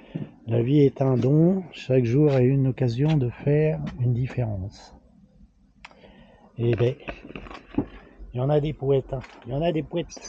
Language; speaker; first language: French; native; French